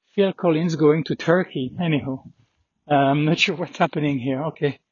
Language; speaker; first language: English; non-native, fluent; French